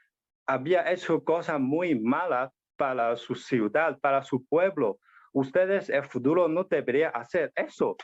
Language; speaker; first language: Spanish; non-native, learner; Chinese